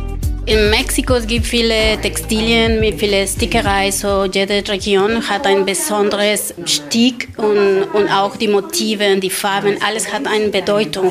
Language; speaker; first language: German; non-native, learner; Spanish